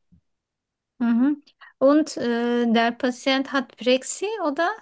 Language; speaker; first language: German; non-native, learner; Turkish